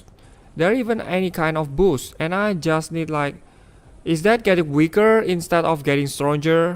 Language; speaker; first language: English; non-native, fluent; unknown